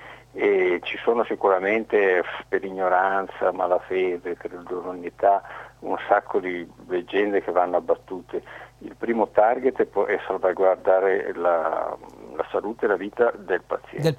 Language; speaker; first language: Italian; native; Italian